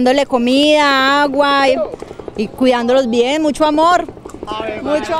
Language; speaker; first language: Spanish; native; Spanish